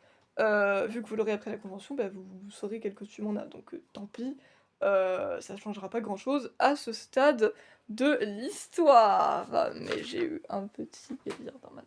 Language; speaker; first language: French; native; French